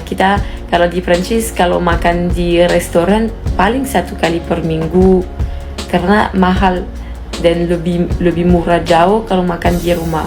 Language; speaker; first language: Indonesian; non-native, fluent; French